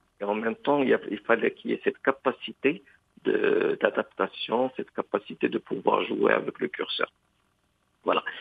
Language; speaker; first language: French; non-native, local second language; Arabic